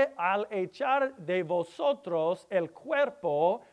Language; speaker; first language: Spanish; non-native, learner; English